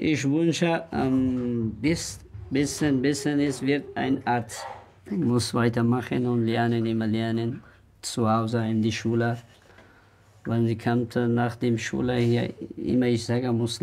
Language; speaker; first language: German; non-native, learner; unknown